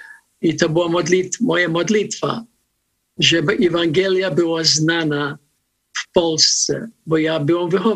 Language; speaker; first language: Polish; early bilingual, heritage; Polish